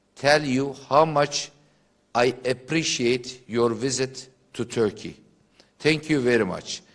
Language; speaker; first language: English; non-native, fluent; Turkish